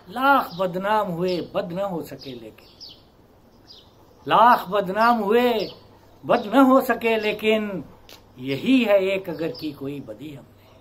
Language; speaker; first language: Urdu; non-native, local second language; Punjabi